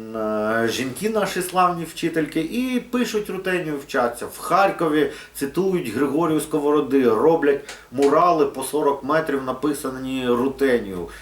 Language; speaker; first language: Ukrainian; non-native, local second language; Russian